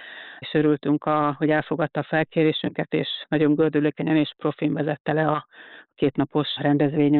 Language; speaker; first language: Hungarian; native; Hungarian